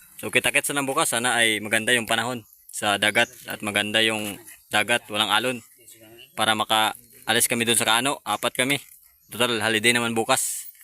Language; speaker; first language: Filipino; native; Filipino